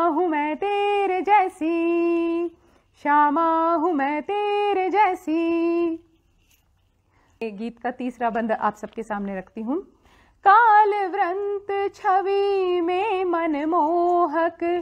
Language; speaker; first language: Hindi; native; Hindi